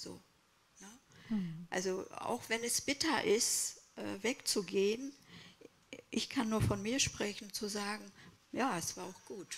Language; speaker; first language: German; early bilingual, other home language; Kurdish